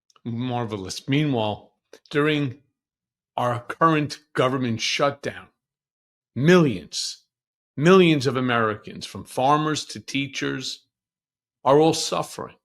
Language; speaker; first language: English; native; English